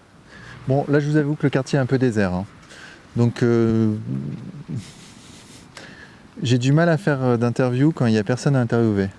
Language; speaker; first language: French; native; French